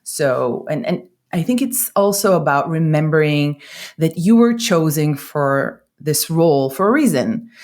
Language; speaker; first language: English; non-native, fluent; Hebrew